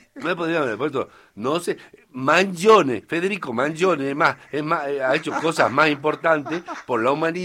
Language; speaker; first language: Spanish; native; Spanish